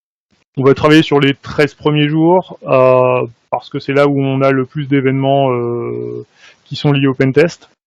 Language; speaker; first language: French; native; French